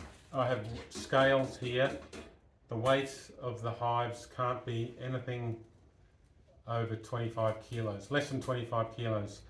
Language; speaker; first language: English; native; English